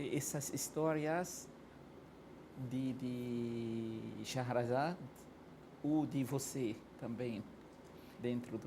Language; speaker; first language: Portuguese; non-native, fluent; Arabic